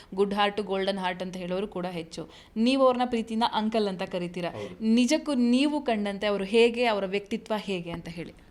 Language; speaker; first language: Kannada; native; Kannada